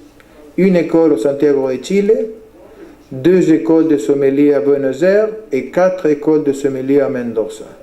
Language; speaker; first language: French; non-native, fluent; Spanish